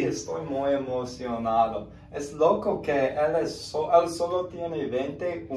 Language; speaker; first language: Spanish; non-native, learner; English